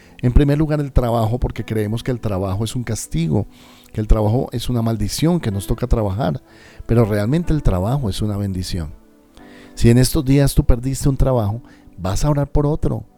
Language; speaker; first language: Spanish; native; Spanish